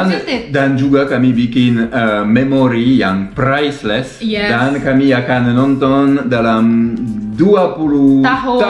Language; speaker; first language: Indonesian; non-native, learner; French